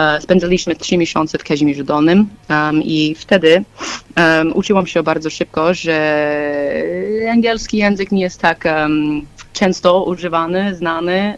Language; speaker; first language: Polish; non-native, learner; English